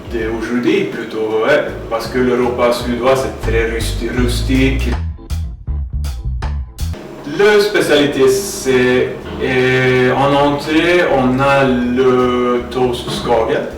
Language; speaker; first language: French; non-native, fluent; Swedish